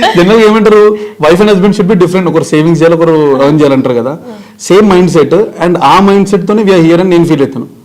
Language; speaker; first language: Telugu; native; Telugu